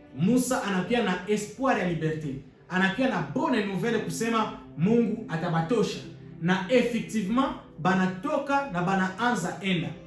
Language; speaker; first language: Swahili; native; Swahili